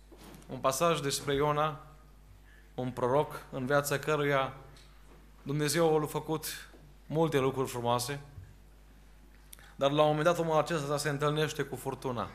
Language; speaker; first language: Romanian; native; Romanian